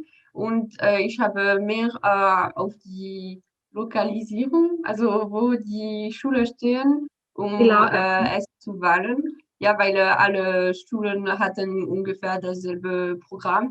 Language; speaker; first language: German; non-native, learner; French